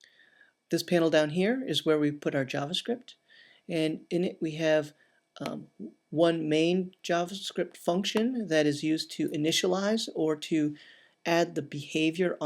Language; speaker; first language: English; native; English